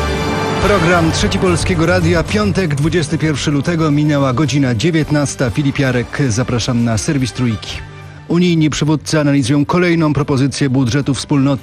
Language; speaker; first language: Polish; native; Polish